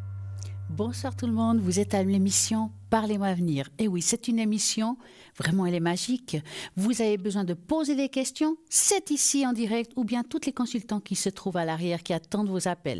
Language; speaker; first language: French; native; French